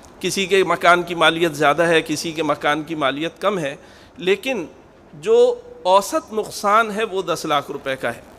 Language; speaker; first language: Urdu; native; Urdu